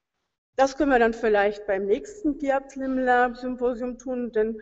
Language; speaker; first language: German; native; German